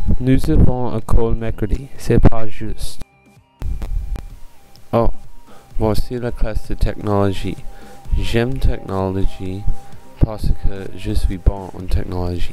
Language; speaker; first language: French; non-native, learner; English